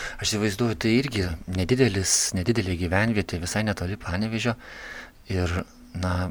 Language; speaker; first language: Lithuanian; native; Lithuanian